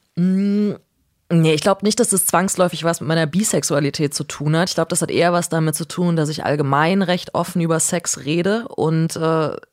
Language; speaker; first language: German; native; German